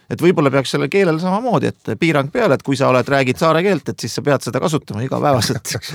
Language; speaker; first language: Estonian; native; Estonian